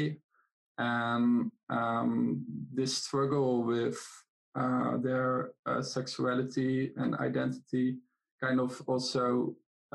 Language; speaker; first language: English; non-native, fluent; Dutch